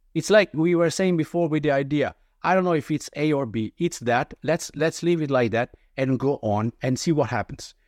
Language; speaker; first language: English; non-native, fluent; Italian